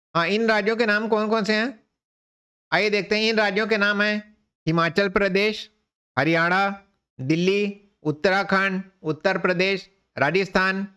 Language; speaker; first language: Hindi; native; Hindi